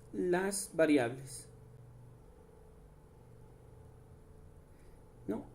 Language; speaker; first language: Spanish; native; Spanish